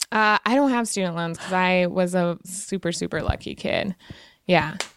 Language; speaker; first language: English; native; English